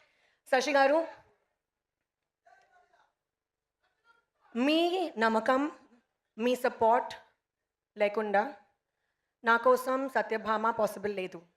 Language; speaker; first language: Telugu; non-native, local second language; Hindi